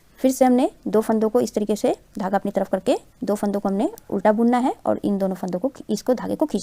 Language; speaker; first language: Hindi; non-native, local second language; Punjabi